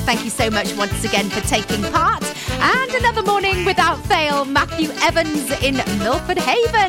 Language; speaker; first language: English; native; English